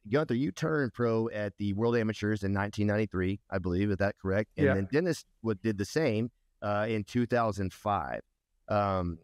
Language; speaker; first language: English; native; English